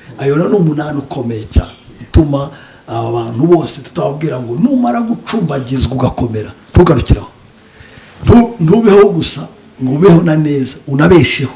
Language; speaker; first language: Kinyarwanda; native; Kinyarwanda